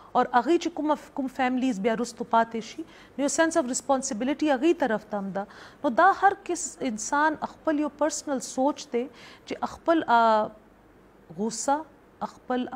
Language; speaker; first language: Pashto; non-native, local second language; Northern Hindko